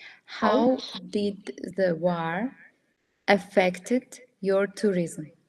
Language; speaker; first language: English; non-native, fluent; Russian